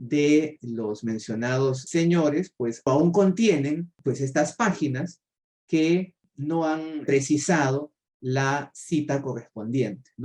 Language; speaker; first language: Spanish; native; Spanish